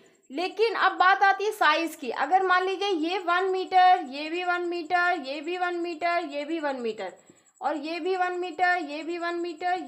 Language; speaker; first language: Hindi; native; Hindi